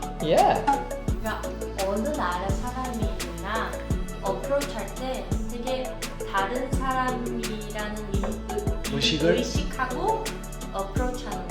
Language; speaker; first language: Korean; early bilingual, heritage; Korean